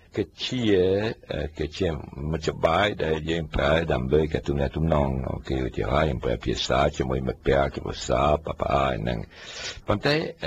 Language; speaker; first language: Khmer; non-native, fluent; French